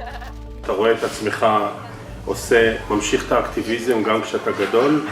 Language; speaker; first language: Hebrew; native; Hebrew